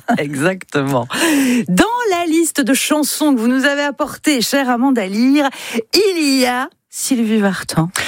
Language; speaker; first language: French; native; French